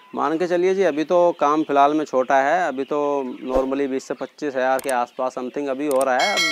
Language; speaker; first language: Hindi; native; Hindi